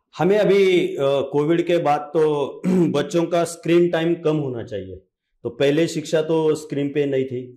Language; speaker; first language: Hindi; non-native, local second language; Marathi